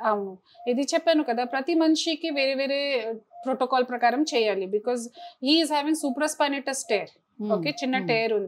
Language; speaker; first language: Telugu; non-native, fluent; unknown